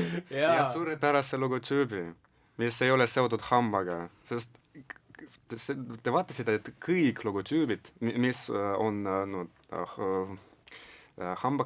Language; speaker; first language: Estonian; non-native, local second language; Russian